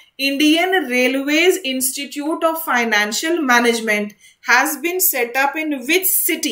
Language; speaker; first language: English; non-native, local second language; Hindi